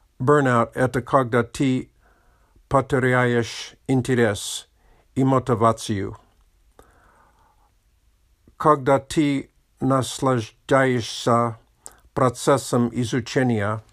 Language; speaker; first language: Russian; non-native, learner; English